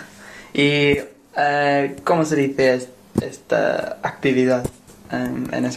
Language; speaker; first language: Spanish; non-native, learner; English